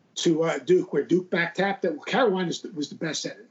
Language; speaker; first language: English; native; English